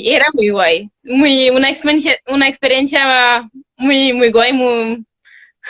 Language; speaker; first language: Spanish; non-native, fluent; French